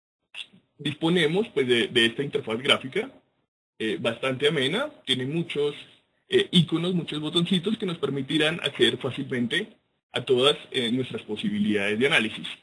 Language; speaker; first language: Spanish; native; Spanish